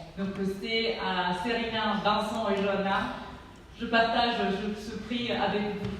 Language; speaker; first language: French; non-native, fluent; Italian